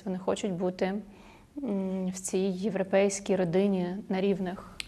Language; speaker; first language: Ukrainian; non-native, local second language; Russian